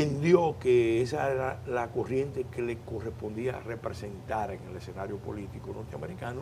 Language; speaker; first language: Spanish; native; Spanish